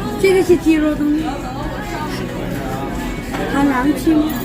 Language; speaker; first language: Chinese; non-native, learner; Bangla